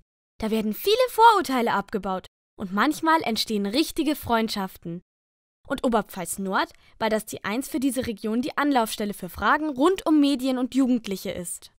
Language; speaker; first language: German; native; German